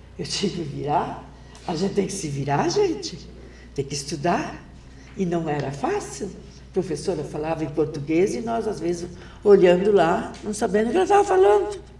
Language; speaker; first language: Portuguese; non-native, local second language; German